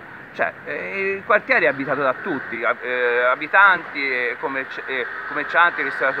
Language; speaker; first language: Italian; native; Italian